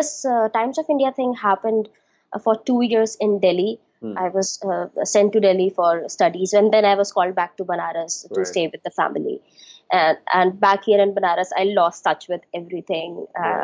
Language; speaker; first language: English; non-native, local second language; Hindi